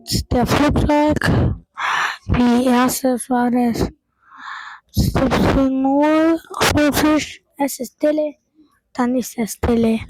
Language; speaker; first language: German; non-native, learner; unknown